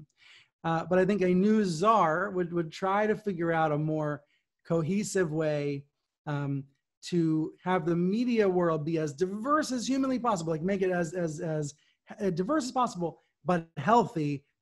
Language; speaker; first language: English; native; English